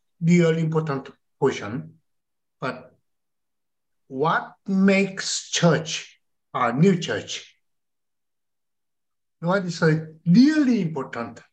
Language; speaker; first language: English; non-native, learner; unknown